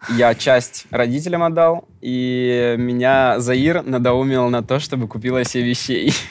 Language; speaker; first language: Russian; native; Russian